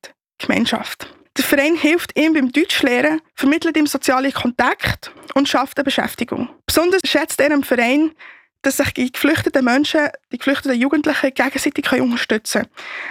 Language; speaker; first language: German; native; German